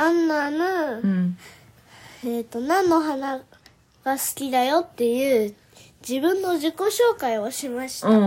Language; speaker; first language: Japanese; early bilingual, other home language; Korean